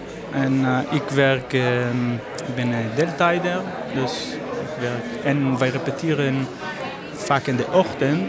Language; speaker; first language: Dutch; non-native, learner; Hebrew